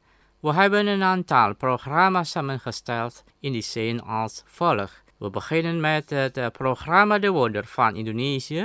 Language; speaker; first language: Dutch; non-native, learner; Indonesian